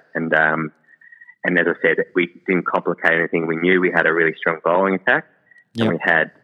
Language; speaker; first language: English; native; English